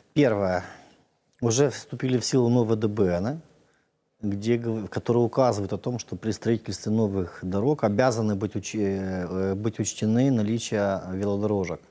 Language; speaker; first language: Russian; native; Russian